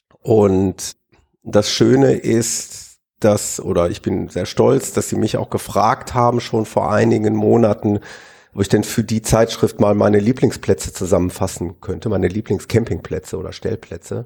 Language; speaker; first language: German; native; German